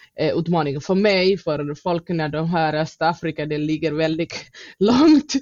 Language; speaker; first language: Swedish; non-native, fluent; Somali